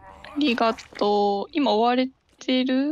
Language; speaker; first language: Japanese; native; Japanese